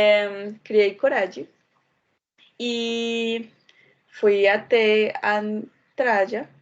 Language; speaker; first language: Portuguese; non-native, learner; Spanish